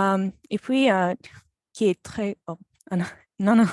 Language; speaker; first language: French; non-native, fluent; English